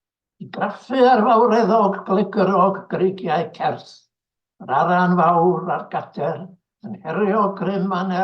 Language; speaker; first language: Welsh; native; Welsh